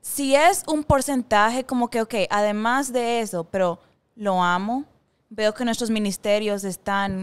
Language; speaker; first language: Spanish; early bilingual, heritage; Spanish